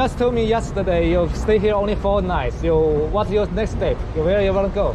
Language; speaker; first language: English; non-native, learner; Chinese